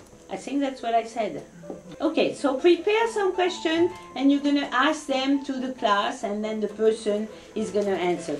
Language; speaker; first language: English; non-native, fluent; French